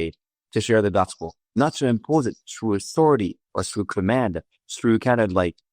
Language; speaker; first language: English; non-native, fluent; French